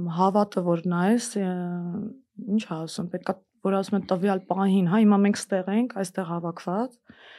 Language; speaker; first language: Armenian; early bilingual, heritage; Armenian